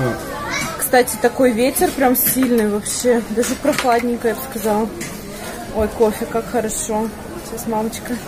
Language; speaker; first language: Russian; native; Russian